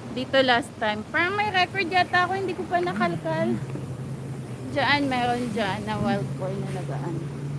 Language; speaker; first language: Filipino; native; Filipino